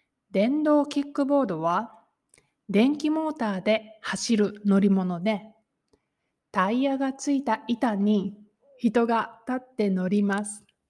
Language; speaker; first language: Japanese; native; Japanese